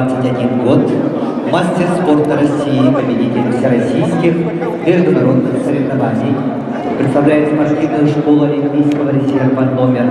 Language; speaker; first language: Russian; native; Russian